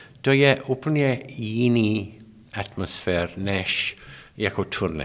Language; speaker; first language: Czech; non-native, learner; English